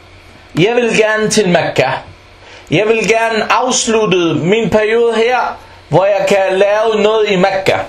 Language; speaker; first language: Danish; non-native, fluent; Arabic